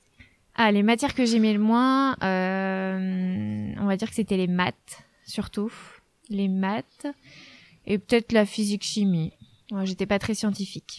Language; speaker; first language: French; native; French